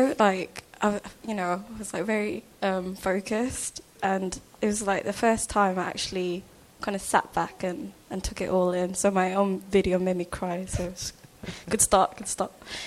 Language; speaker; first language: English; native; English